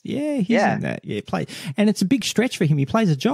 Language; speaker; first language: English; native; English